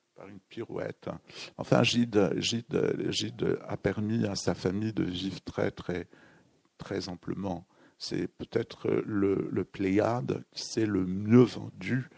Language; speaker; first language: French; native; French